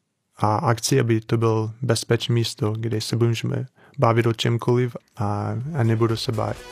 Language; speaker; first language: Czech; non-native, fluent; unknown